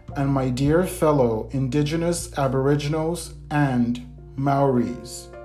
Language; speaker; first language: English; native; English